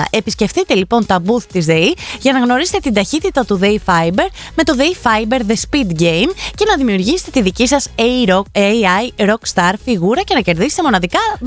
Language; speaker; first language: Greek; native; Greek